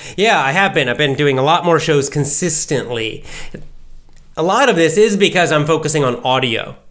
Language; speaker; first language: English; native; English